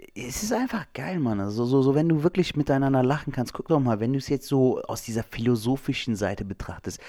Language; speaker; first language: German; early bilingual, other home language; Turkish